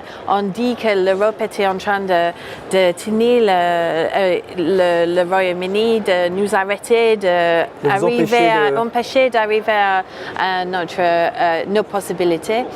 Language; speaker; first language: French; non-native, fluent; English